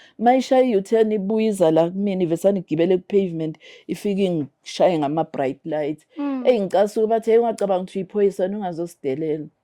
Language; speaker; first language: Zulu; native; Zulu